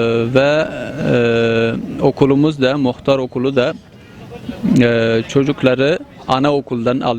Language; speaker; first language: Turkish; non-native, fluent; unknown